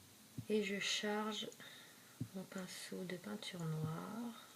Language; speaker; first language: French; native; French